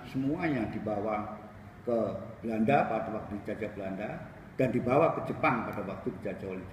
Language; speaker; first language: Indonesian; native; Indonesian